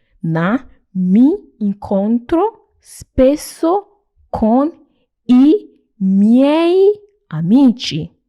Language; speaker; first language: Italian; non-native, fluent; Nigerian Pidgin